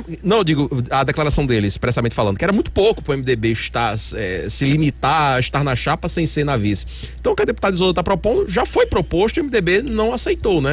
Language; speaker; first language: Portuguese; native; Portuguese